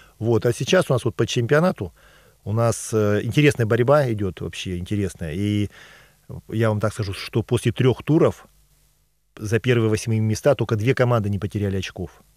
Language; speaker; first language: Russian; native; Russian